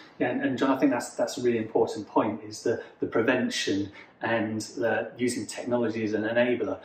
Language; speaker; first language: English; native; English